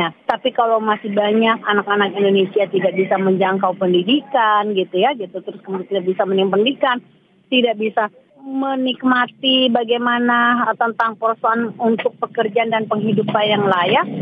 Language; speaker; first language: Indonesian; native; Indonesian